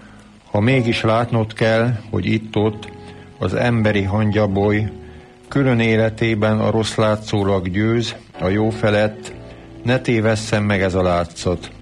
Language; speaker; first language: Hungarian; native; Hungarian